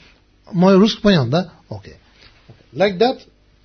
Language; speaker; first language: Russian; non-native, learner; Tibetan